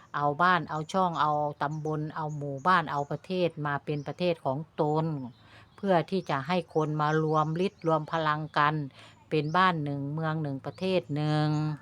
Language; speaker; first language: Thai; native; Thai